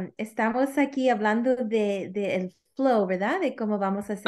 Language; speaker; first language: Spanish; early bilingual, heritage; Spanish